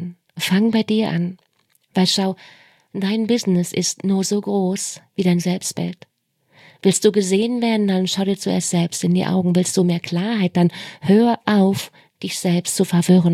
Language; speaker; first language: German; native; German